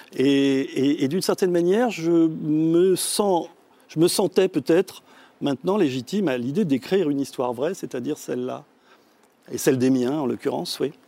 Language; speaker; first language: French; native; French